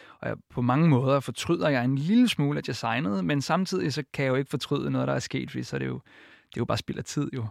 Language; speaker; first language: Danish; early bilingual, other home language; Icelandic